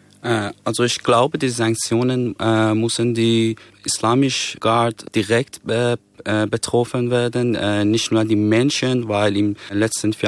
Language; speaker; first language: German; non-native, fluent; Persian